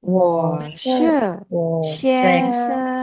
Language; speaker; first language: Chinese; non-native, learner; Indonesian